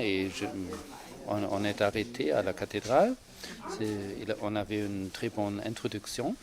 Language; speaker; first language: French; non-native, fluent; German